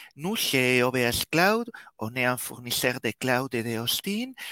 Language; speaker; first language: French; non-native, fluent; Spanish